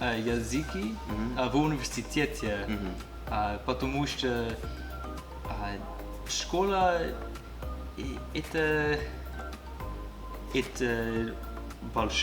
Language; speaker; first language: Russian; non-native, learner; English